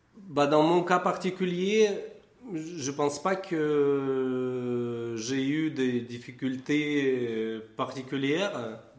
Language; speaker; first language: French; non-native, fluent; Russian